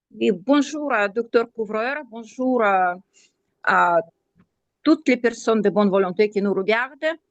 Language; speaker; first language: French; non-native, fluent; Russian